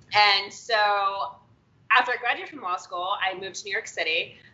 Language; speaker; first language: English; native; English